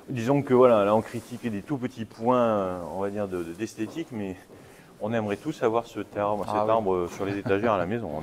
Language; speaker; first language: French; native; French